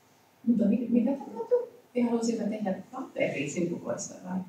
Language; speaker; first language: Finnish; non-native, learner; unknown